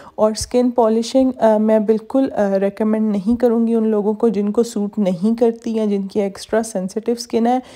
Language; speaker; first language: Urdu; native; Urdu